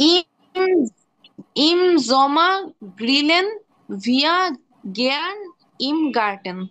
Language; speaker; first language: German; non-native, learner; Bangla